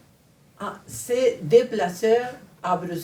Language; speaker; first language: French; non-native, learner; Spanish